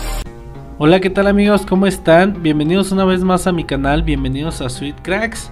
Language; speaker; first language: Spanish; native; Spanish